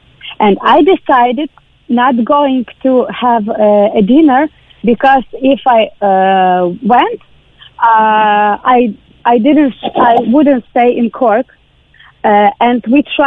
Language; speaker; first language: English; non-native, learner; Ukrainian